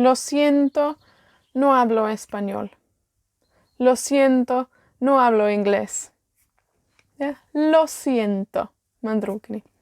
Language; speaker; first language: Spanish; non-native, learner; Welsh